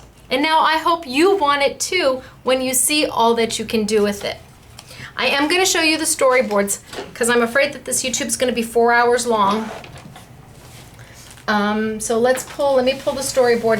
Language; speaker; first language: English; native; English